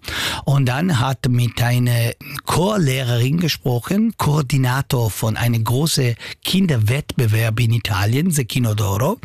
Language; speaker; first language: German; non-native, local second language; Italian